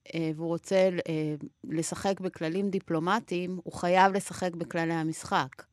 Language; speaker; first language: Hebrew; non-native, fluent; Russian